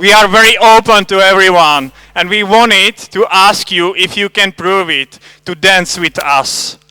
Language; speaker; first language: English; non-native, fluent; Czech